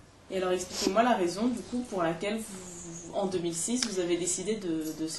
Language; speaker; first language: French; native; French